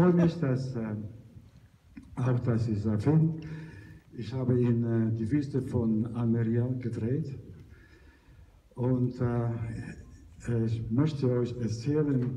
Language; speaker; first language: German; non-native, learner; Italian